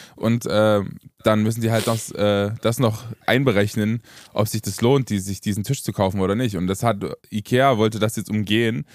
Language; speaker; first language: German; early bilingual, other home language; Romanian